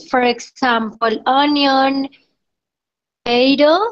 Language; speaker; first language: English; non-native, learner; Spanish